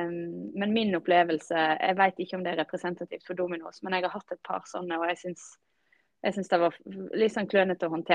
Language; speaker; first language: Norwegian; native; Norwegian